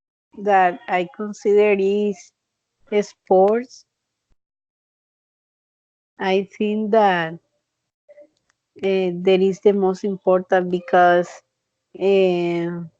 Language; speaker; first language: English; non-native, learner; Spanish